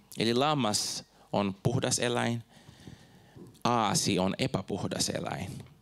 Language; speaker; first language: Finnish; non-native, fluent; Portuguese